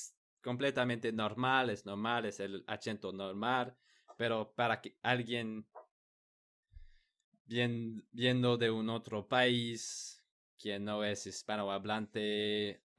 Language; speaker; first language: Spanish; non-native, learner; English